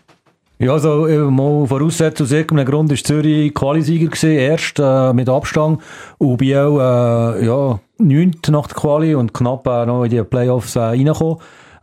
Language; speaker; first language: German; native; German